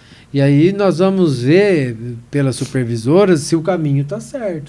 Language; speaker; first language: Portuguese; native; Portuguese